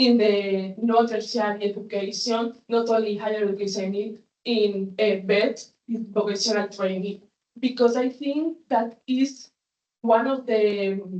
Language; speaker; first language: English; non-native, fluent; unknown